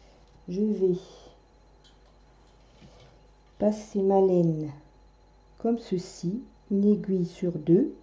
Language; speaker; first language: French; native; French